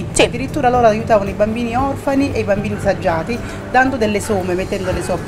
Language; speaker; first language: Italian; native; Italian